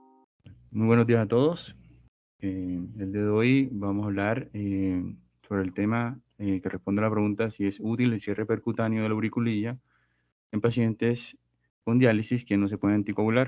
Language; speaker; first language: Spanish; native; Spanish